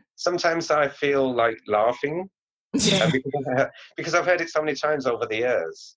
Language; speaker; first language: English; native; English